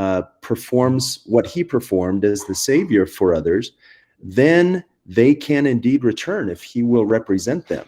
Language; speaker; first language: English; native; English